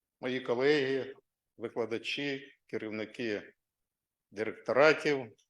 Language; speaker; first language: Ukrainian; non-native, local second language; Russian